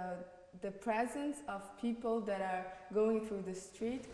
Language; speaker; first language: English; non-native, fluent; Portuguese